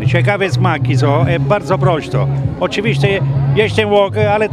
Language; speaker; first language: Polish; non-native, learner; Italian